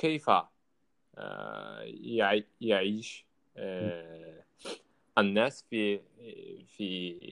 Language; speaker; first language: Arabic; non-native, learner; Japanese